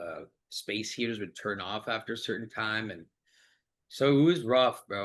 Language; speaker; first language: English; native; English